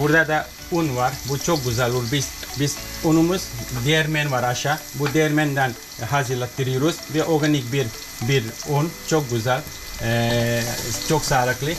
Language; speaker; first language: Turkish; non-native, learner; English